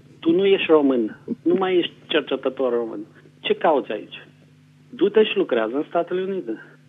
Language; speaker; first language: Romanian; native; Romanian